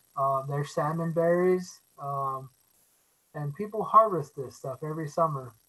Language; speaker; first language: English; native; English